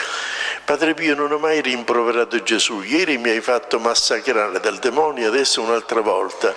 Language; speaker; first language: Italian; native; Italian